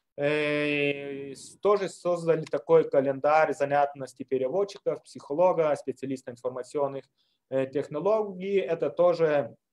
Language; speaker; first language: Russian; non-native, fluent; Lithuanian